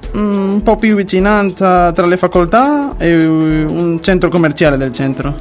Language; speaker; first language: Italian; non-native, learner; Spanish